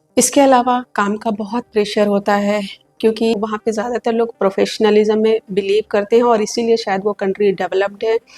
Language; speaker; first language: Hindi; native; Hindi